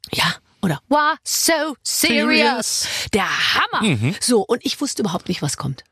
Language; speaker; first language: German; native; German